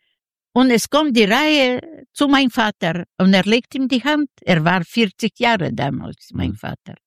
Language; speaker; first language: German; non-native, learner; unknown